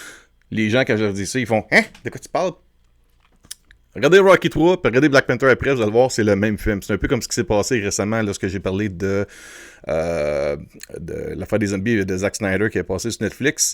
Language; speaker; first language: French; native; French